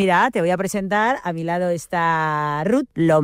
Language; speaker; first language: Spanish; native; Spanish